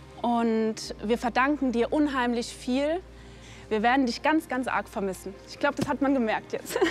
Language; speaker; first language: German; native; German